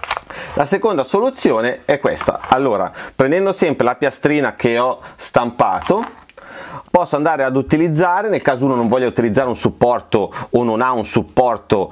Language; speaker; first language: Italian; native; Italian